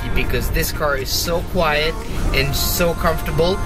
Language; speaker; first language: English; non-native, fluent; Norwegian